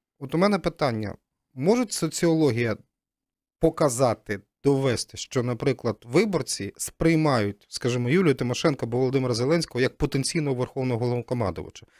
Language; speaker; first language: Ukrainian; native; Ukrainian